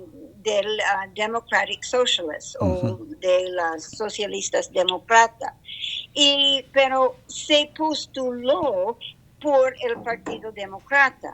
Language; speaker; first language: Spanish; non-native, learner; English